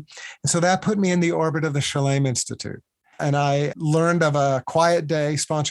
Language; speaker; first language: English; native; English